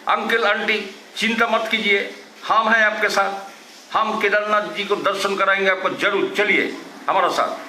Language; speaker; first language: Hindi; non-native, local second language; Bangla